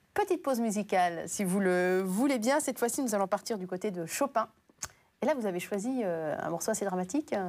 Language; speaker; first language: French; native; French